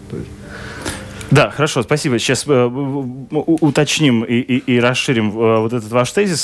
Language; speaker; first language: Russian; native; Russian